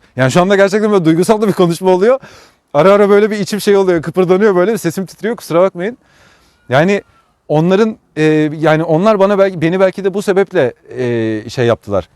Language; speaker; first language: Turkish; native; Turkish